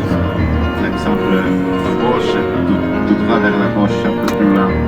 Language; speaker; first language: French; non-native, fluent; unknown